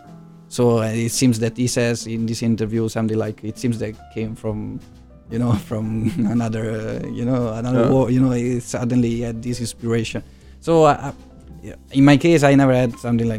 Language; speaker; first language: English; non-native, fluent; Italian